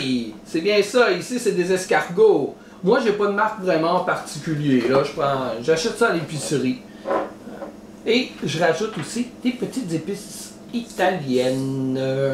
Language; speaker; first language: French; native; French